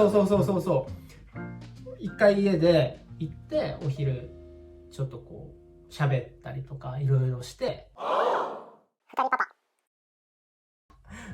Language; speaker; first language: Japanese; native; Japanese